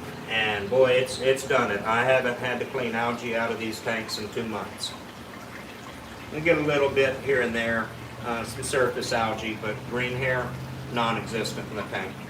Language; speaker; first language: English; native; English